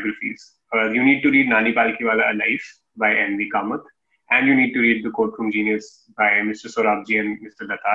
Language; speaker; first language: English; non-native, local second language; Hindi